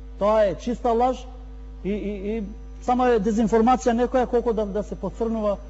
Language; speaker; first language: Macedonian; non-native, local second language; Albanian